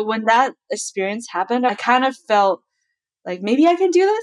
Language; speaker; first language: English; non-native, local second language; Chinese